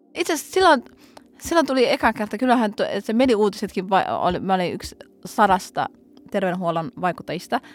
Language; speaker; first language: Finnish; early bilingual, other home language; Somali